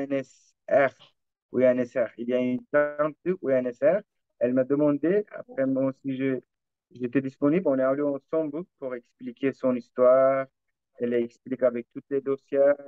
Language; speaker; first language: French; non-native, learner; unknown